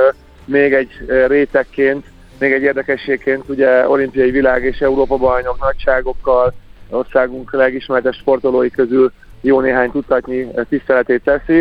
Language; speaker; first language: Hungarian; native; Hungarian